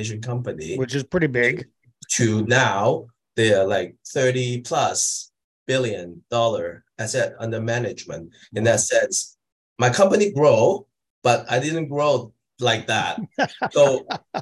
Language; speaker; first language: English; non-native, local second language; Cantonese